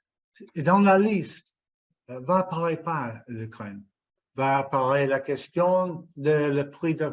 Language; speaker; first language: French; non-native, fluent; English